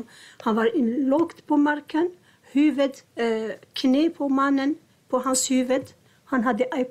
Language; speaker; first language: Swedish; non-native, learner; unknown